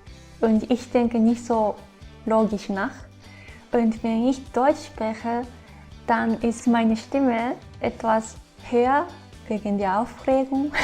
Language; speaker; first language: German; non-native, fluent; Japanese